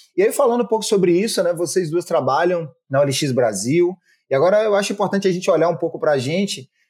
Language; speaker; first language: Portuguese; native; Portuguese